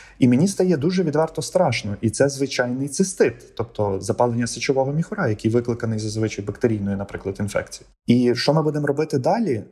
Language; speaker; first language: Ukrainian; native; Ukrainian